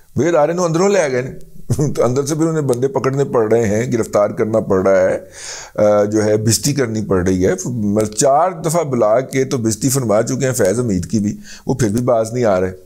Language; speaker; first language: Urdu; non-native, local second language; Punjabi